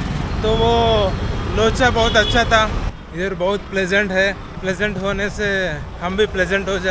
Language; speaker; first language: Hindi; non-native, local second language; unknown